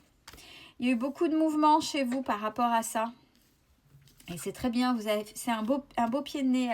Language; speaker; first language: French; native; French